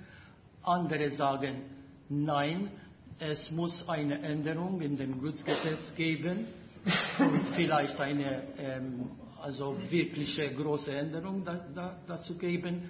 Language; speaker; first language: German; non-native, fluent; Maltese